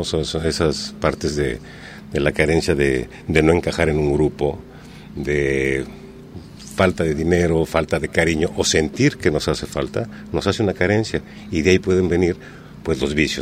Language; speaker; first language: Spanish; native; Spanish